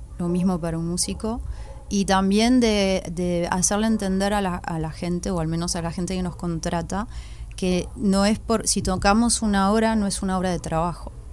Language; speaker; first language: Spanish; early bilingual, heritage; Spanish